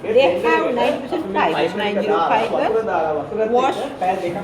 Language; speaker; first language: English; non-native, learner; Sinhala